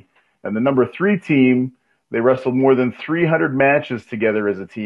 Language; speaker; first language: English; native; English